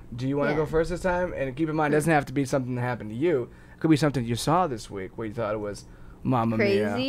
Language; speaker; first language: English; native; English